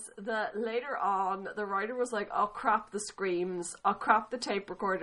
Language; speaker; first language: English; native; English